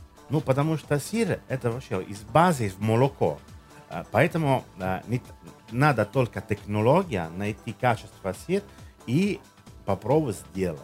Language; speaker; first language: Russian; non-native, learner; Italian